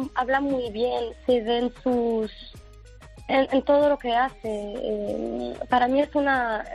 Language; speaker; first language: Spanish; non-native, fluent; Arabic